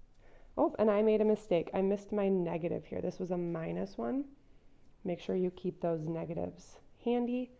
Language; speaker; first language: English; native; English